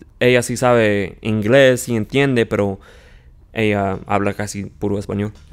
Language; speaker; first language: Spanish; early bilingual, heritage; Spanish